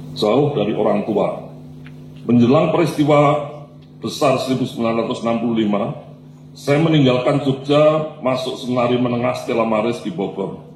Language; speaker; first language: Indonesian; non-native, local second language; Javanese